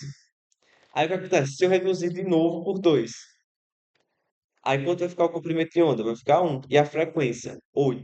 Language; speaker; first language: Portuguese; native; Portuguese